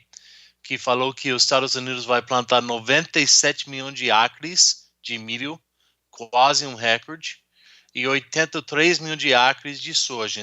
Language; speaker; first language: Portuguese; non-native, fluent; English